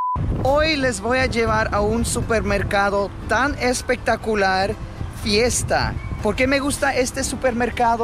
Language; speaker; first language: Spanish; non-native, fluent; Russian